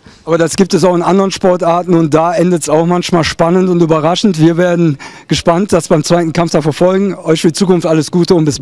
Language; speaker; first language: German; native; German